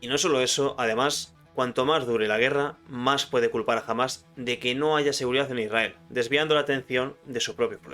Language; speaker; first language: Spanish; native; Spanish